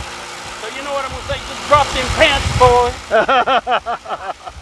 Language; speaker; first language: English; native; English